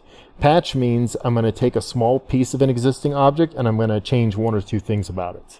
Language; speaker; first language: English; native; English